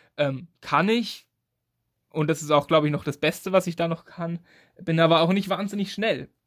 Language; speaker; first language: German; native; German